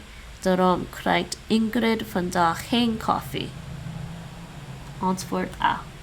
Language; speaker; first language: Dutch; non-native, learner; English